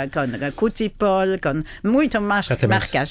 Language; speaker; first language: Portuguese; non-native, fluent; French